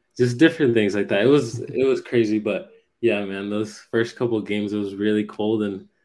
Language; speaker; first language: English; native; English